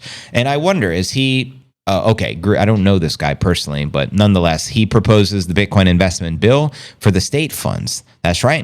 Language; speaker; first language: English; native; English